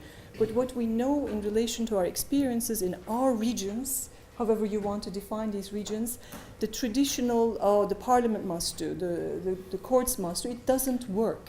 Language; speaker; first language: English; non-native, fluent; Turkish